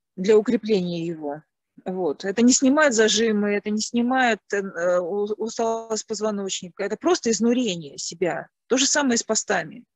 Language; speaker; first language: Russian; native; Russian